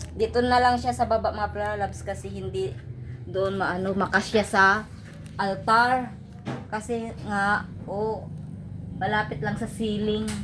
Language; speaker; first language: Filipino; non-native, local second language; Cebuano